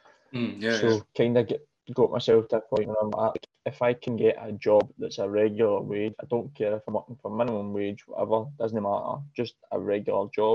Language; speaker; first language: English; native; English